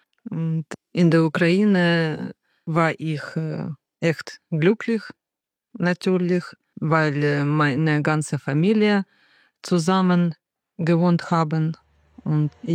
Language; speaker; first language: German; non-native, learner; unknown